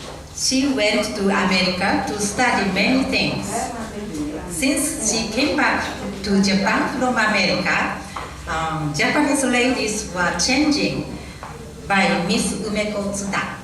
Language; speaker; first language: English; non-native, learner; Japanese